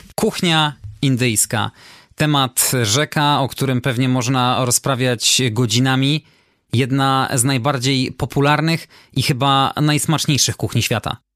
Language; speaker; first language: Polish; native; Polish